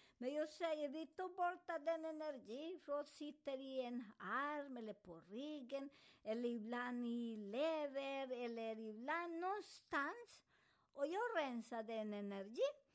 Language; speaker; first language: Swedish; non-native, fluent; Spanish